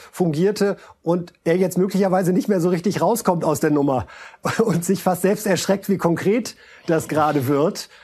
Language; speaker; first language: German; native; German